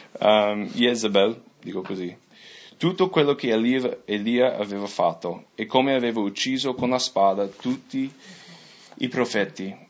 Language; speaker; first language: Italian; non-native, fluent; English